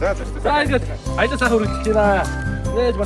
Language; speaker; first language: Mongolian; native; Mongolian